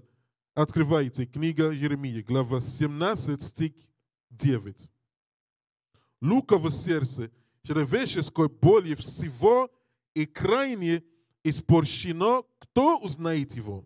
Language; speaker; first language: Russian; non-native, learner; English